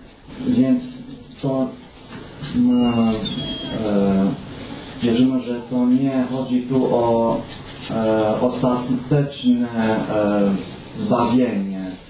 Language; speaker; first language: Polish; non-native, learner; Romanian